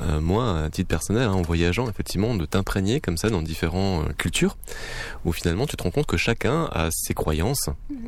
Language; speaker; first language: French; native; French